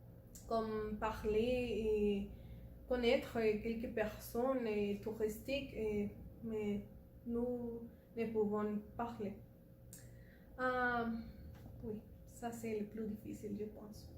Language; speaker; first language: French; non-native, learner; Spanish